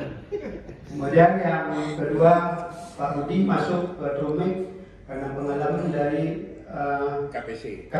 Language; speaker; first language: Indonesian; native; Indonesian